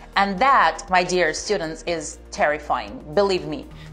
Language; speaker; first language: English; non-native, fluent; Romanian